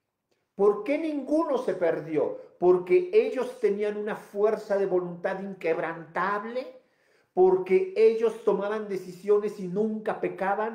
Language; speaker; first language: Spanish; native; Spanish